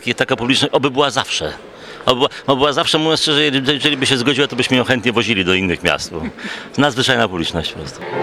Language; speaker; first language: Polish; native; Polish